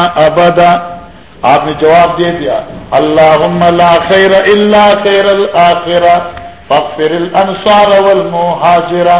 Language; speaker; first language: Urdu; non-native, local second language; Northern Hindko